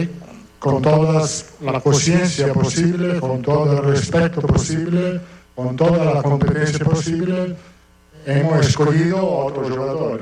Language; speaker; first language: Spanish; non-native, fluent; Italian